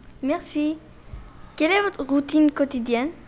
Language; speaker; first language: French; non-native, learner; Spanish